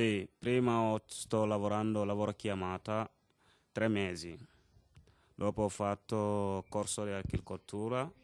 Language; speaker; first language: Italian; non-native, learner; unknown